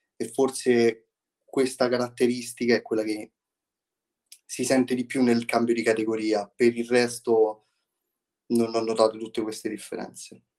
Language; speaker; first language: Italian; native; Italian